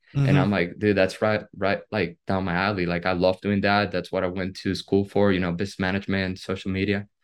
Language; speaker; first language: English; non-native, fluent; Spanish